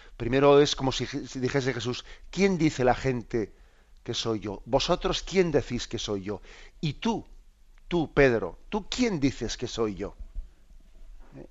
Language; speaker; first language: Spanish; native; Spanish